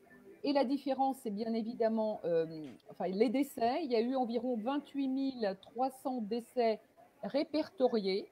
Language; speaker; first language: French; native; French